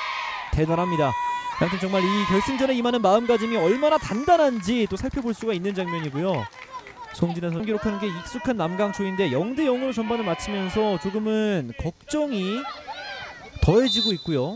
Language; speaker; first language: Korean; native; Korean